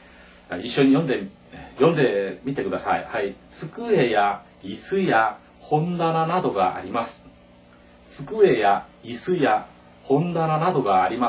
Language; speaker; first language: Japanese; non-native, fluent; Korean